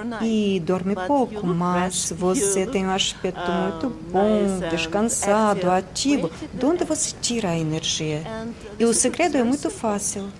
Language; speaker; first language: Portuguese; non-native, fluent; Russian